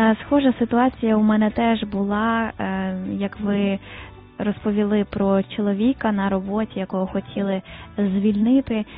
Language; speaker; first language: Ukrainian; native; Ukrainian